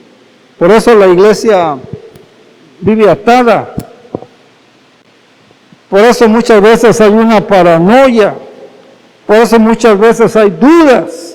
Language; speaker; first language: Spanish; native; Spanish